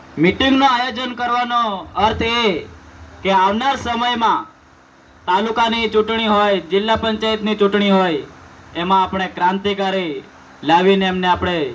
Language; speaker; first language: Gujarati; non-native, local second language; Rathawi